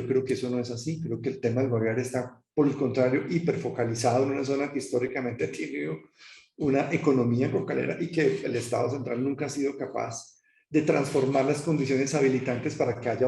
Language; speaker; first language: Spanish; native; Spanish